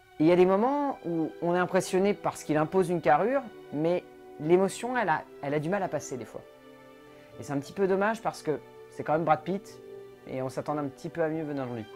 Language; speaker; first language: French; native; French